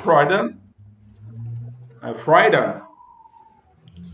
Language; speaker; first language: English; non-native, learner; Portuguese